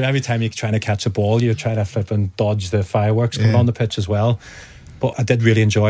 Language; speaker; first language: English; native; English